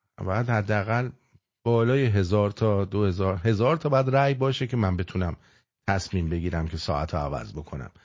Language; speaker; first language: Persian; native; Persian